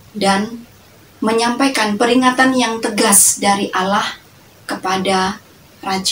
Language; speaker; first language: Indonesian; native; Indonesian